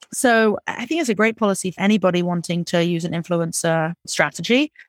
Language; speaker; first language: English; native; English